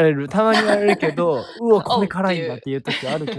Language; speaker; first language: Japanese; native; Japanese